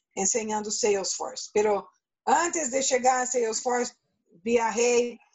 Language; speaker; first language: Spanish; non-native, learner; Portuguese